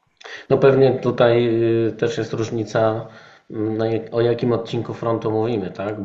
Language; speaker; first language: Polish; native; Polish